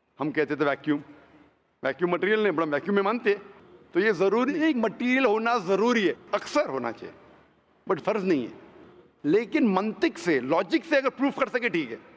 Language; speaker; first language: Hindi; non-native, local second language; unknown